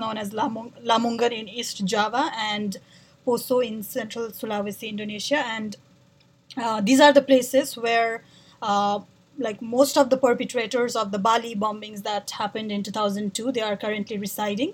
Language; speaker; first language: English; non-native, local second language; Nepali